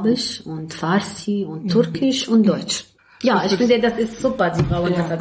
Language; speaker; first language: German; non-native, learner; Arabic